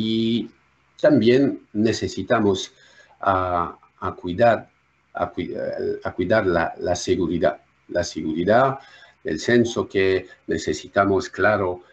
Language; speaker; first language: Spanish; non-native, learner; French